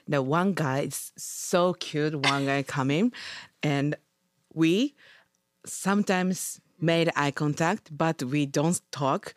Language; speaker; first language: English; non-native, learner; Japanese